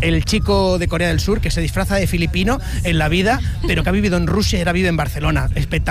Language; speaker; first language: Spanish; native; Spanish